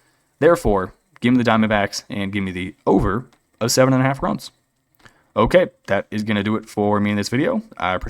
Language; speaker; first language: English; native; English